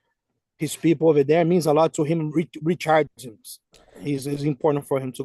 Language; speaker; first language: English; non-native, fluent; Portuguese